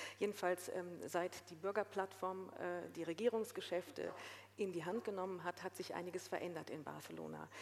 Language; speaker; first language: German; native; German